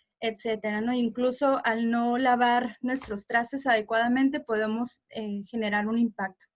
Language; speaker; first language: Spanish; native; Spanish